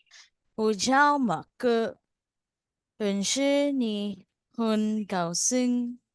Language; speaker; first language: Chinese; non-native, learner; Filipino